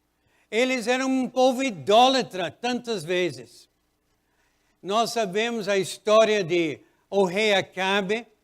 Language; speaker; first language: Portuguese; non-native, fluent; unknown